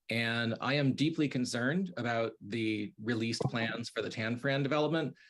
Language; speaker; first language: English; native; English